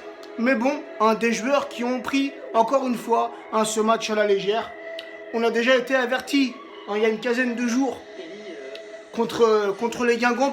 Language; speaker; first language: French; native; French